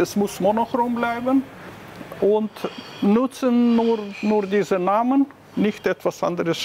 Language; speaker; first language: German; non-native, learner; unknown